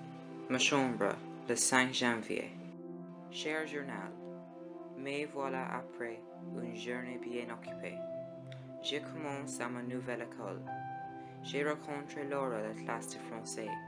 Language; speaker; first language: French; non-native, learner; English